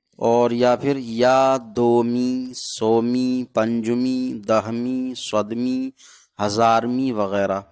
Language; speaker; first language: Urdu; native; Urdu